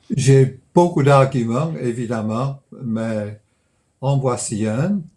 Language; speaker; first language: French; non-native, fluent; English